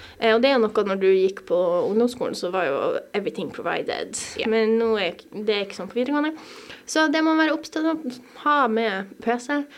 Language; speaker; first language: Norwegian; native; Norwegian